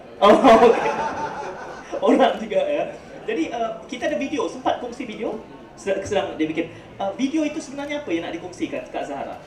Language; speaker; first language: Malay; native; Malay